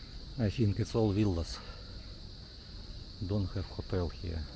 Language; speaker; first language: English; non-native, learner; Russian